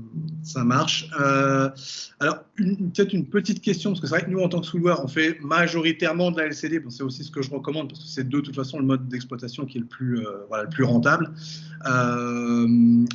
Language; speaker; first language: French; native; French